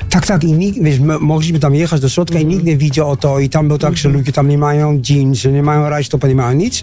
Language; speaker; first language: Polish; non-native, fluent; Dutch